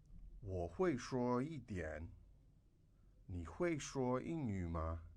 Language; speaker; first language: Chinese; non-native, fluent; English